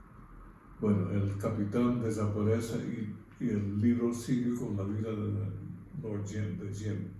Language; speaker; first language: Spanish; non-native, fluent; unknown